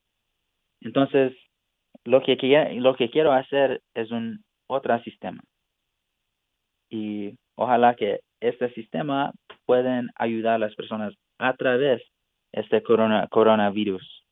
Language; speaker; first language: Spanish; non-native, fluent; English